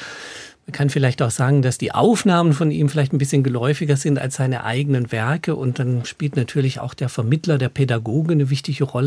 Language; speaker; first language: German; native; German